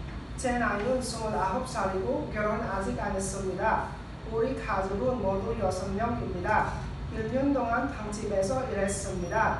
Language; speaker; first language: Korean; non-native, learner; Filipino